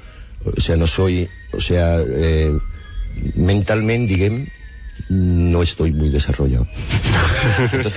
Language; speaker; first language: Catalan; non-native, local second language; Spanish